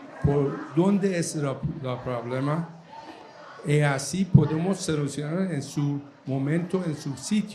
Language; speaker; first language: Spanish; non-native, fluent; Persian